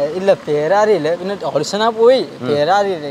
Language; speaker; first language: Malayalam; non-native, learner; Odia